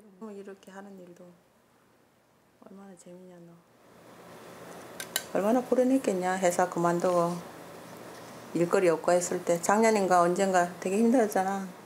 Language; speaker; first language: Korean; native; Korean